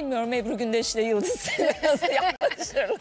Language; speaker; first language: Turkish; native; Turkish